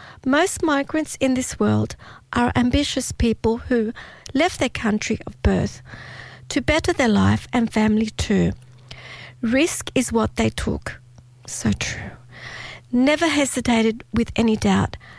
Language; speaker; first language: English; early bilingual, other home language; Italian